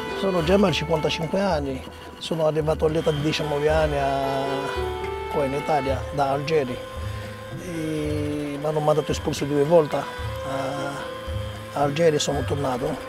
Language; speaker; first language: Italian; non-native, fluent; Arabic